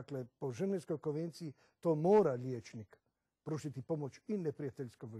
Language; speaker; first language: Croatian; native; Croatian